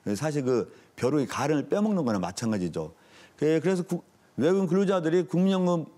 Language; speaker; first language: Korean; native; Korean